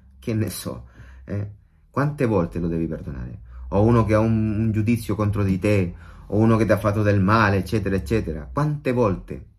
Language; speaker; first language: Italian; non-native, fluent; Spanish